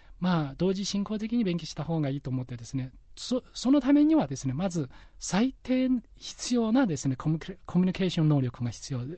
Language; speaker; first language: Japanese; non-native, fluent; Chinese